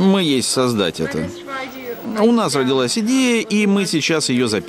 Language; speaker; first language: Russian; non-native, learner; English